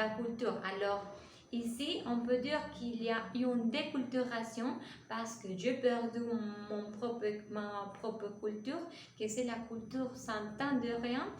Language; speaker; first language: French; non-native, learner; Spanish